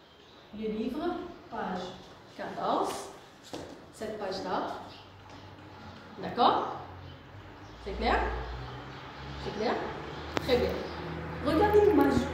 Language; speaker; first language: French; non-native, local second language; Arabic